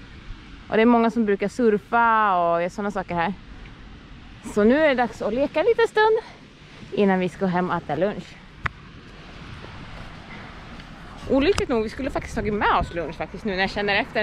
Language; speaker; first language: Swedish; native; Swedish